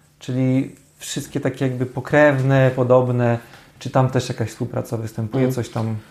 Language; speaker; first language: Polish; native; Polish